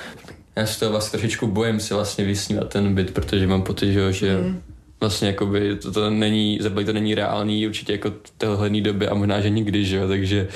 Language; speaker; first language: Czech; native; Czech